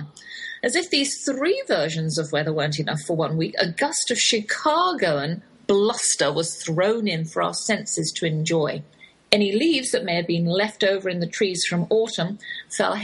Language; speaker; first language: English; native; English